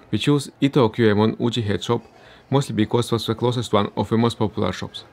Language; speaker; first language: English; early bilingual, other home language; Estonian